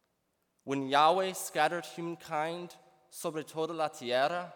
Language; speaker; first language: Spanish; non-native, learner; English